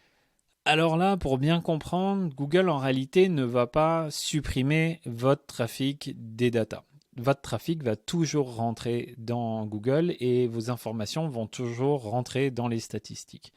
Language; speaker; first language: French; native; French